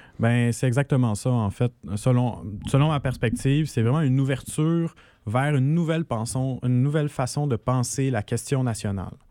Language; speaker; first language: French; native; French